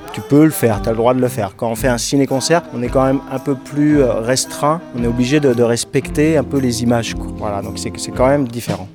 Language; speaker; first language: French; native; French